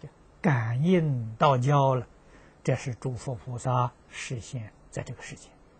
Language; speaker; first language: Chinese; native; Chinese